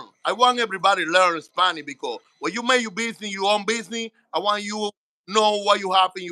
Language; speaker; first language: English; non-native, learner; Spanish